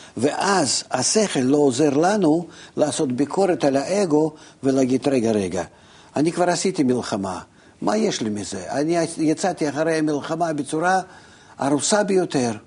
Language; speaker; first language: Hebrew; non-native, fluent; Russian